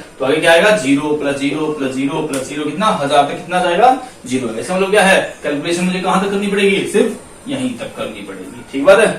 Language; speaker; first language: Hindi; native; Hindi